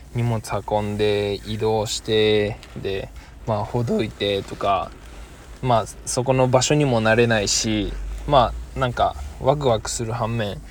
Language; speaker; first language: Japanese; native; Japanese